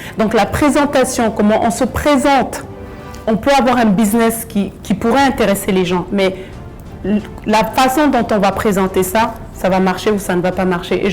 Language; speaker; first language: French; early bilingual, other home language; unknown